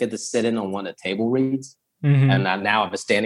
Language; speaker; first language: English; early bilingual, other home language; Cantonese